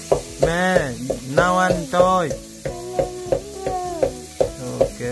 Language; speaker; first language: Vietnamese; non-native, learner; Portuguese